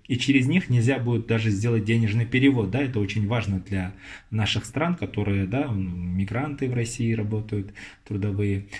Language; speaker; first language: Russian; non-native, local second language; Kazakh